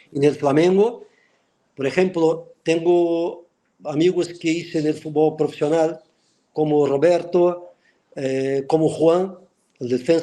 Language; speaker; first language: Spanish; non-native, fluent; Portuguese